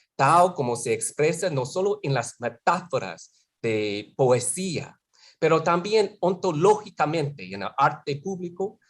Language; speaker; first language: Spanish; non-native, fluent; English